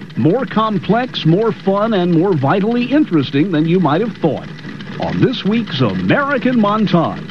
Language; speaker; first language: English; native; English